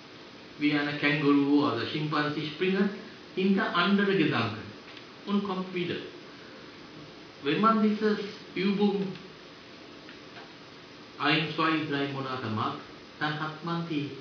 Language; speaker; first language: German; non-native, fluent; Sinhala